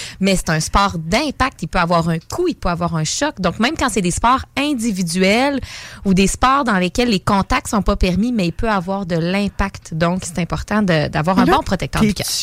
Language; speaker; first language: French; native; French